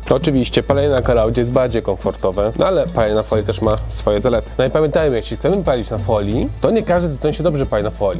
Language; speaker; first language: Polish; native; Polish